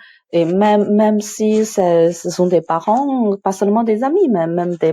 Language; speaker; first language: French; non-native, fluent; Chinese